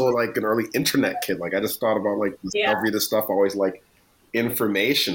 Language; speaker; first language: English; native; English